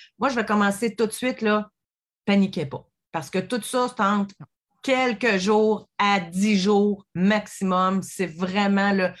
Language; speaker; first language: French; native; French